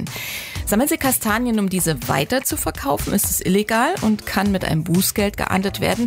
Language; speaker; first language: German; native; German